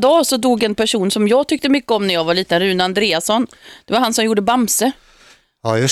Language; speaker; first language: Swedish; native; Swedish